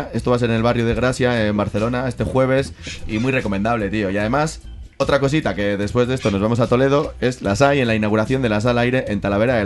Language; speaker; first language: Spanish; native; Spanish